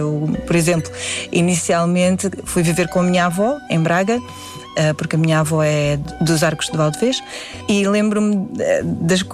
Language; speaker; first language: Portuguese; early bilingual, other home language; Indonesian